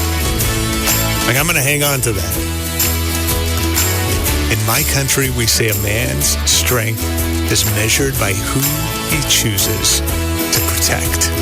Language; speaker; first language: English; native; English